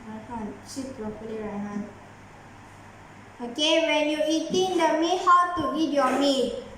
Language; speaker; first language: English; non-native, learner; Malay